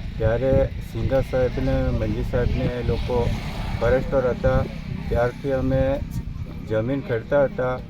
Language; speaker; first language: Gujarati; non-native, local second language; Vasavi